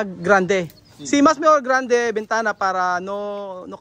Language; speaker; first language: Spanish; non-native, learner; Filipino